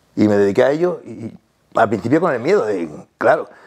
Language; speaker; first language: Spanish; native; Spanish